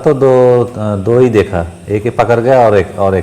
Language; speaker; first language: Hindi; non-native, learner; Bangla